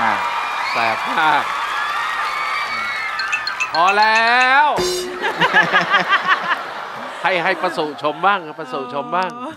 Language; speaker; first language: Thai; native; Thai